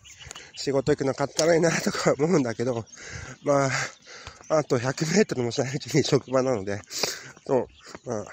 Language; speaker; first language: Japanese; native; Japanese